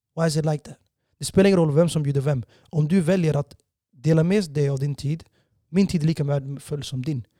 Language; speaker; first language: Swedish; early bilingual, other home language; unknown